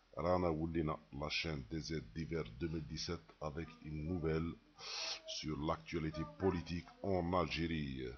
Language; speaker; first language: French; non-native, local second language; Arabic